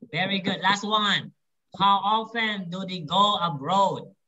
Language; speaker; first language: English; non-native, fluent; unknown